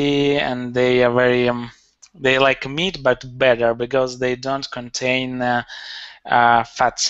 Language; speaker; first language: English; non-native, learner; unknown